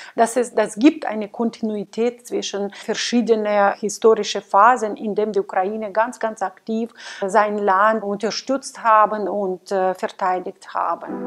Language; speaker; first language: German; non-native, fluent; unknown